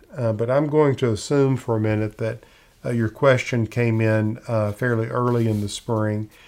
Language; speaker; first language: English; native; English